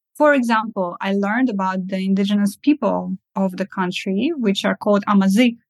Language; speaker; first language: English; early bilingual, other home language; Russian